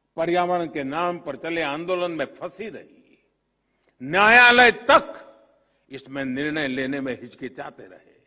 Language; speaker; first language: Hindi; non-native, local second language; Gujarati